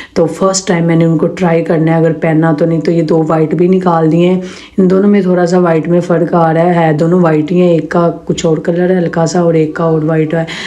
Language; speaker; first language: Urdu; non-native, local second language; Punjabi